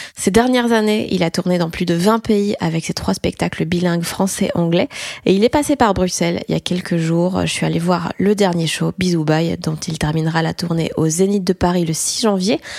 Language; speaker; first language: French; native; French